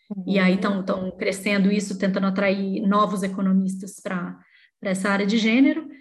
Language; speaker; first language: Portuguese; native; Portuguese